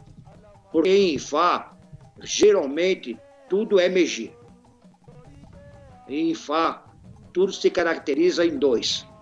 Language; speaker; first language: Portuguese; native; Portuguese